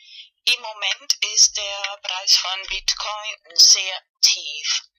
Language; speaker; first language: German; non-native, fluent; Spanish